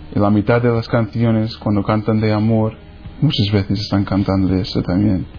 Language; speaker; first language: Spanish; non-native, fluent; English